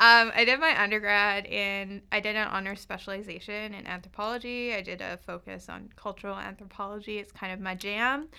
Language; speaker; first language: English; native; English